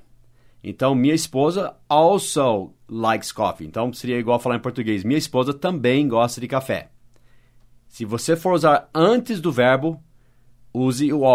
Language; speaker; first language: Portuguese; non-native, fluent; English